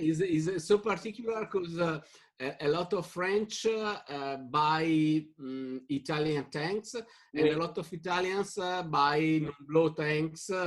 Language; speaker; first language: English; non-native, fluent; Italian